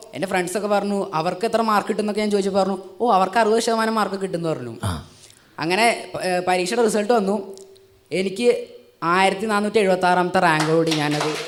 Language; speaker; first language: Malayalam; native; Malayalam